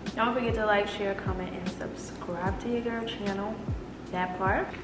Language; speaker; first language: English; native; English